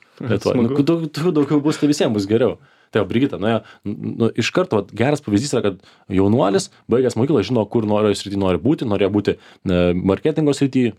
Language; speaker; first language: Lithuanian; native; Lithuanian